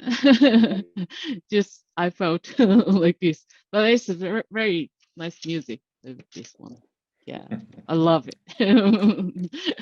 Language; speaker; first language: English; non-native, learner; Japanese